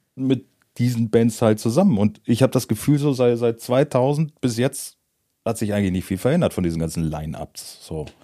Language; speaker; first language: German; native; German